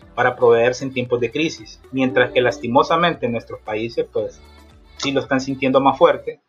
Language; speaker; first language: Spanish; native; Spanish